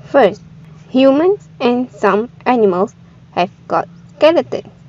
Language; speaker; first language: English; non-native, local second language; Malay